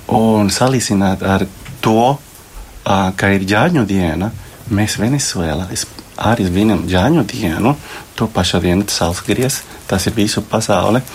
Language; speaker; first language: Latvian; non-native, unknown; Spanish